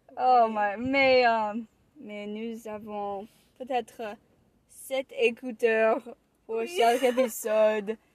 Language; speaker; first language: French; non-native, learner; English